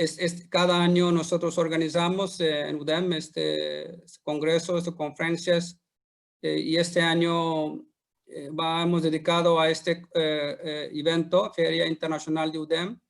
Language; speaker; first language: Spanish; non-native, fluent; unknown